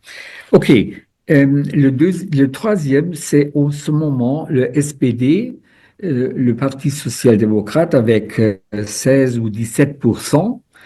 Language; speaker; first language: French; non-native, fluent; German